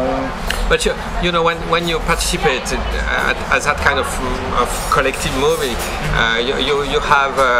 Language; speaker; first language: English; non-native, learner; French